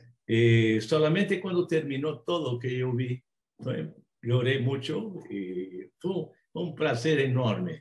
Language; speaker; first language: Spanish; non-native, fluent; Portuguese